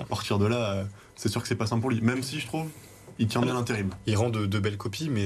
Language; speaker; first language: French; native; French